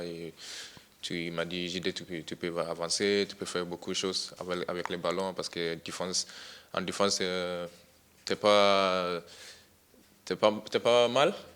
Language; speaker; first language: French; non-native, fluent; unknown